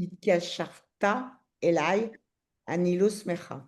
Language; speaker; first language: Hebrew; non-native, learner; French